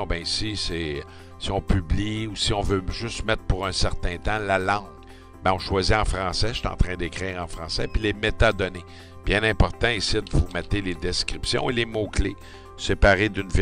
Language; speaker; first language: French; native; French